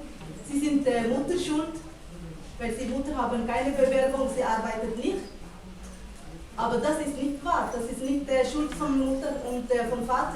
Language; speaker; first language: German; non-native, learner; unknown